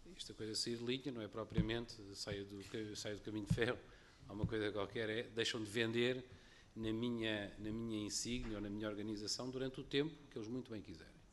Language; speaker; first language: Portuguese; native; Portuguese